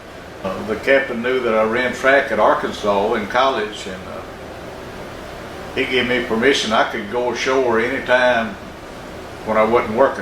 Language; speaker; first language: English; native; English